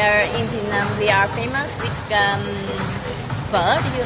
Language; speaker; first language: English; non-native, learner; Vietnamese